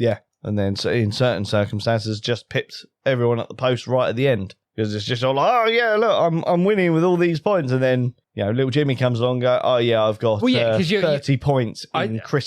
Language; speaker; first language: English; native; English